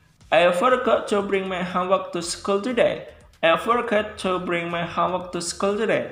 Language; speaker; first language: English; non-native, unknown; Indonesian